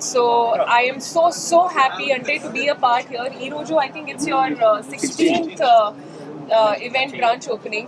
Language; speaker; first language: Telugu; non-native, fluent; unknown